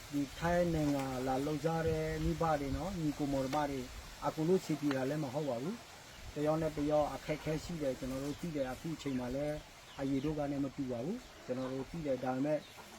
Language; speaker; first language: Burmese; non-native, local second language; Karen languages